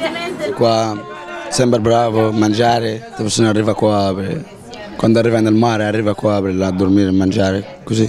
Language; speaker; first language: Italian; non-native, learner; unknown